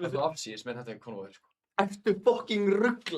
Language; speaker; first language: Icelandic; native; Icelandic